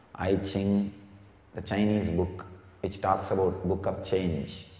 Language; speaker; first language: English; non-native, local second language; Tamil